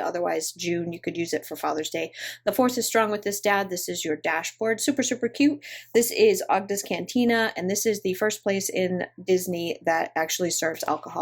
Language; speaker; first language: English; native; English